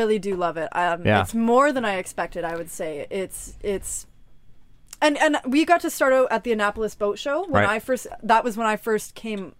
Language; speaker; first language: English; native; English